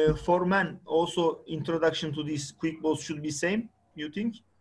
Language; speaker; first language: English; non-native, fluent; Turkish